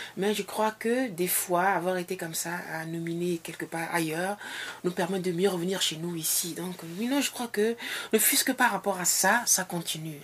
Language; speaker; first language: French; non-native, local second language; Ewe